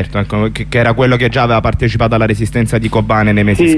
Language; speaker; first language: Italian; native; Italian